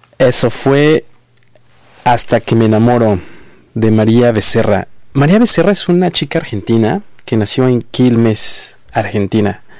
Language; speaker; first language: Spanish; native; Spanish